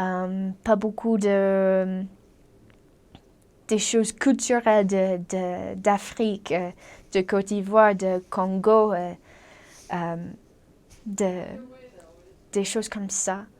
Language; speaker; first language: French; non-native, learner; English